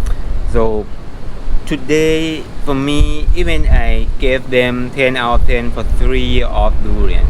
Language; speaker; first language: English; non-native, fluent; Thai